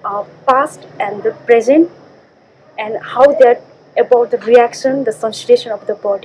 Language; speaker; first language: English; non-native, learner; Nepali